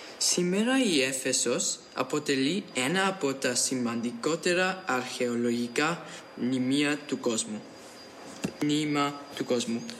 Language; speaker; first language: Greek; early bilingual, heritage; Greek